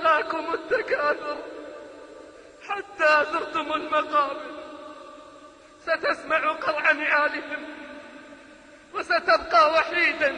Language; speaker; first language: Arabic; native; Arabic